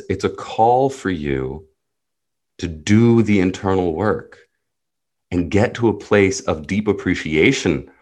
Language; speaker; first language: English; early bilingual, other home language; Hebrew